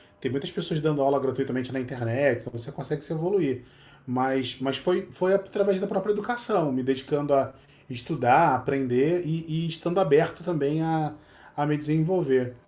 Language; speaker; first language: Portuguese; native; Portuguese